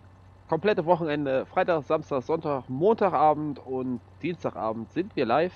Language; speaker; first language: German; native; German